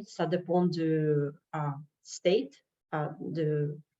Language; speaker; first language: French; non-native, learner; Russian